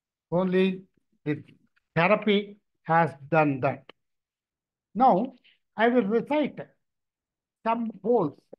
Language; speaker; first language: English; non-native, local second language; Tamil